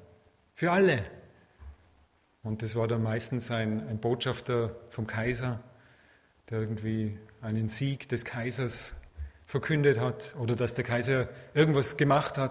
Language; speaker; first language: German; native; German